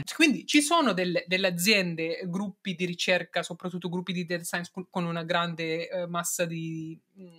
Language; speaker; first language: Italian; non-native, fluent; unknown